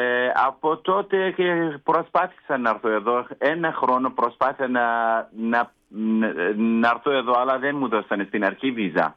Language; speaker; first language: Greek; non-native, learner; Kurdish